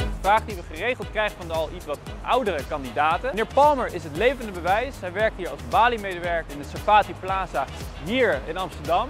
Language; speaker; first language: Dutch; native; Dutch